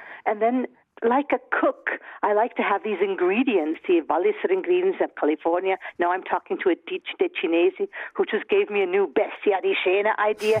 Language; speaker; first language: English; early bilingual, other home language; German